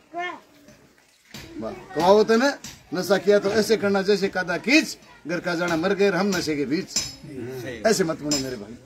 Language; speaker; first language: Hindi; native; Hindi